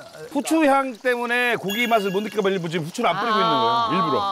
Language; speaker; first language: Korean; native; Korean